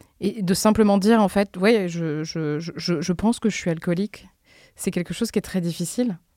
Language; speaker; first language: French; native; French